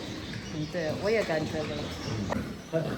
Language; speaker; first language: Chinese; non-native, learner; Filipino